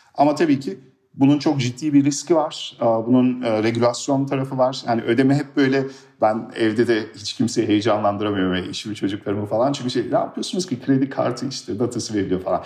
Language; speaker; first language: Turkish; early bilingual, heritage; Turkish